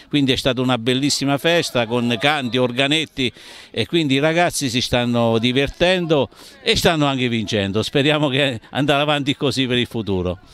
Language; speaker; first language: Italian; native; Italian